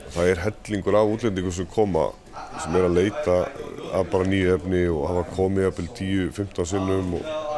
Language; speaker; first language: Icelandic; early bilingual, heritage; Icelandic